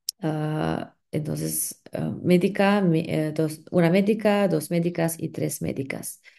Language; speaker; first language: Spanish; non-native, fluent; Slovenian